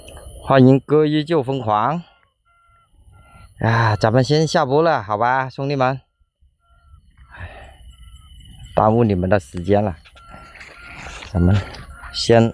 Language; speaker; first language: Chinese; native; Chinese